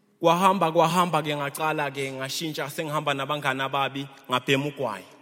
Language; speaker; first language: Zulu; native; Zulu